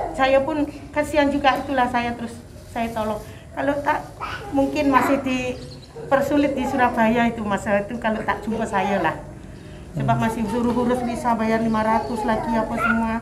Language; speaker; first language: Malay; non-native, local second language; Javanese